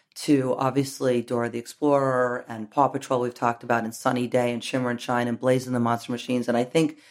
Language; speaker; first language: English; native; English